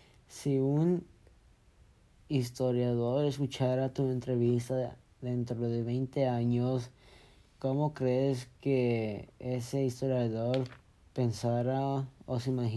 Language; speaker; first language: Spanish; early bilingual, heritage; Spanish